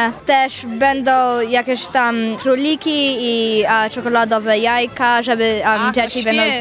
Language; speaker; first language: Polish; early bilingual, other home language; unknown